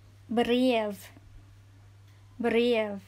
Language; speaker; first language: Swedish; non-native, fluent; Vietnamese